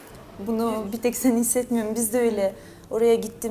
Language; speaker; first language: Turkish; early bilingual, heritage; Turkish